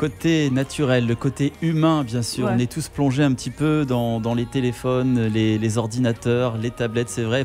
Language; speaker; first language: French; native; French